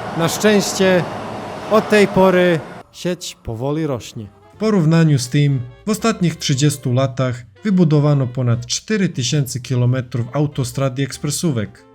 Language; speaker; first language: Polish; non-native, fluent; Serbian